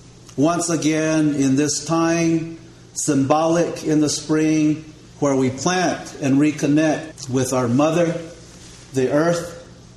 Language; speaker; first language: English; non-native, local second language; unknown